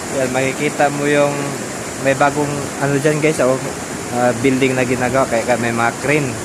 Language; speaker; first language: Filipino; non-native, local second language; Cebuano